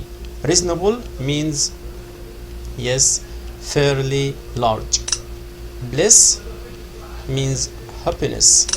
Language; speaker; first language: English; non-native, fluent; Arabic